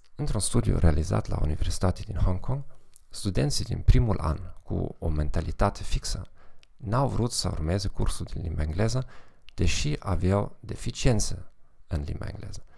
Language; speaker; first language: Romanian; non-native, fluent; German